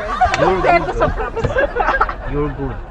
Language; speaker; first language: English; non-native, local second language; Filipino